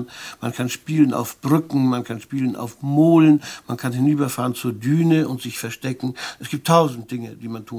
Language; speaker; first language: German; native; German